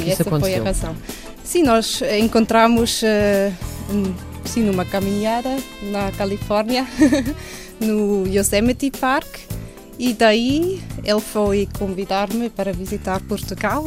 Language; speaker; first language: Portuguese; non-native, fluent; Swiss German